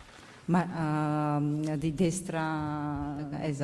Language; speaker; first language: Italian; non-native, learner; Georgian